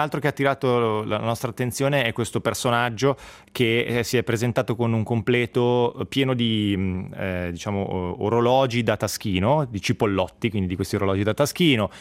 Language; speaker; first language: Italian; native; Italian